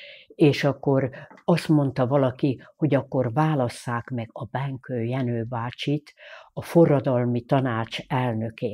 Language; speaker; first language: Hungarian; native; Hungarian